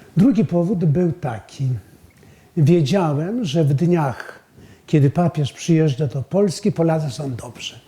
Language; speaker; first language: Polish; native; Polish